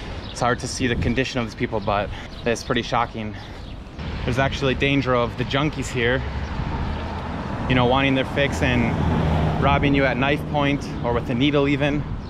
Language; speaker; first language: English; native; English